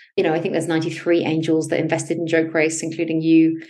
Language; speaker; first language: English; native; English